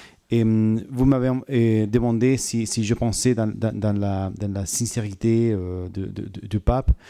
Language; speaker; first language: French; non-native, fluent; Spanish